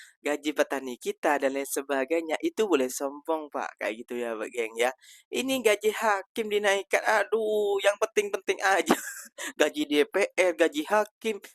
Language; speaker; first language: Indonesian; native; Indonesian